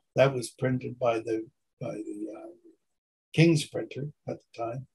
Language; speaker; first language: English; native; English